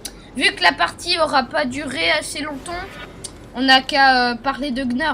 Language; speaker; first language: French; native; French